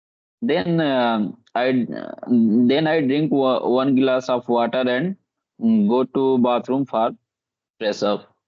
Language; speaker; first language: English; non-native, learner; Hindi